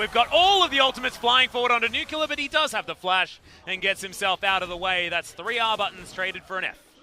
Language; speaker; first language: English; native; English